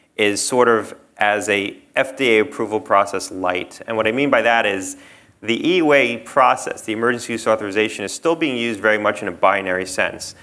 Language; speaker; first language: English; native; English